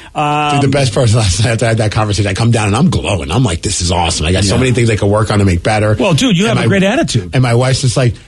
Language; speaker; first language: English; native; English